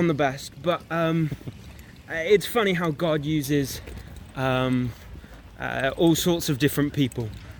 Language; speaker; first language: English; native; English